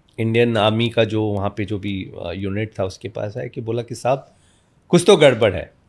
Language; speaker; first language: Hindi; non-native, local second language; Malayalam